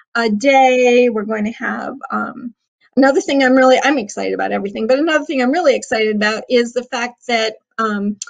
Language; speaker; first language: English; native; English